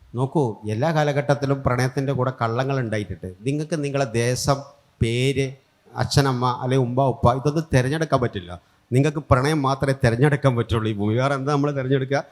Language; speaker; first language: Malayalam; native; Malayalam